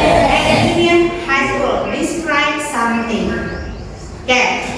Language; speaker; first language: English; non-native, learner; Indonesian